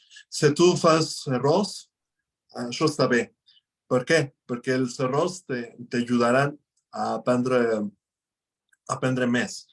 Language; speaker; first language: Catalan; non-native, fluent; Spanish